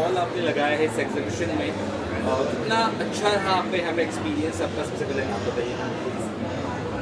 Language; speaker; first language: Hindi; native; Hindi